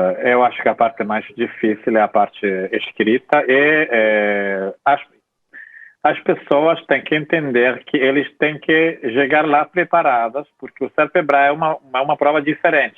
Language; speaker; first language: Portuguese; non-native, fluent; Italian